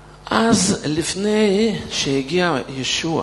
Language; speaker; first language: Hebrew; non-native, fluent; Russian